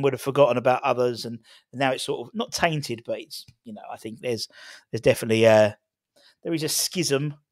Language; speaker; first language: English; native; English